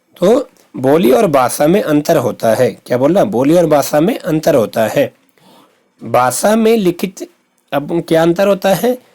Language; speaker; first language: Hindi; non-native, local second language; Garhwali